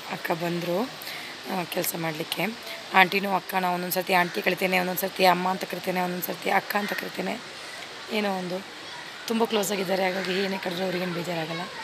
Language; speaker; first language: Kannada; non-native, local second language; Marwari